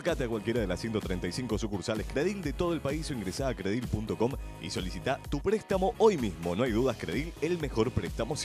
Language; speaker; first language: Spanish; native; Spanish